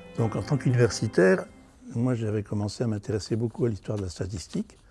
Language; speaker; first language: French; native; French